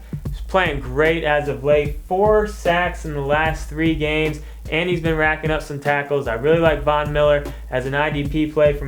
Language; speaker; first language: English; native; English